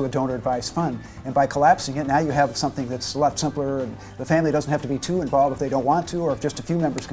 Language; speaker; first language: English; native; English